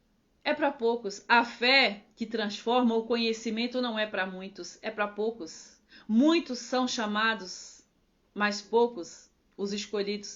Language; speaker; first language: Portuguese; native; Portuguese